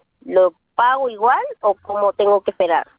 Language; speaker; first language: Spanish; native; Spanish